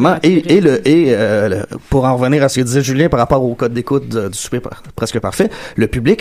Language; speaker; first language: French; native; French